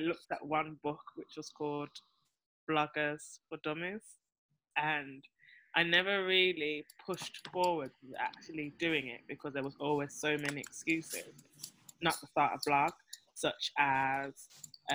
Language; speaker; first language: English; native; English